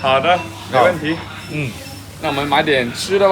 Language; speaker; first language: Chinese; native; Chinese